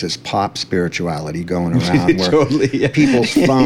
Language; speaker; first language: English; native; English